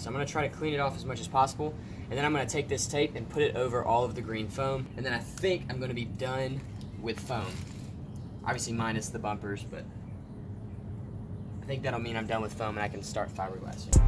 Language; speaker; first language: English; native; English